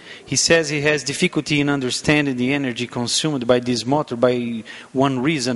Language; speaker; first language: English; non-native, fluent; Portuguese